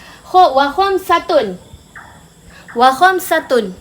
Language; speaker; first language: Arabic; non-native, fluent; Malay